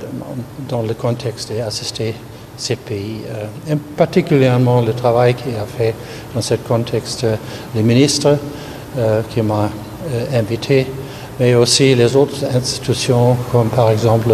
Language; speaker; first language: French; non-native, fluent; German